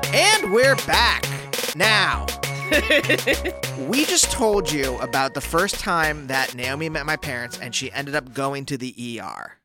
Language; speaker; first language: English; native; English